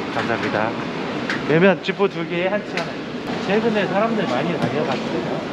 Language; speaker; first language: Korean; native; Korean